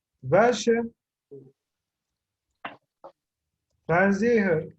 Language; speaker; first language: German; non-native, fluent; Turkish